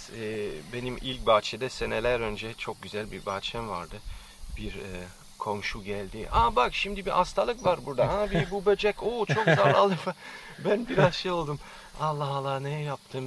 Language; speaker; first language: Turkish; non-native, fluent; French